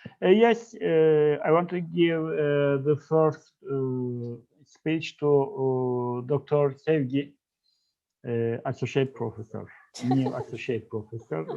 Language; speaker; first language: English; non-native, fluent; Turkish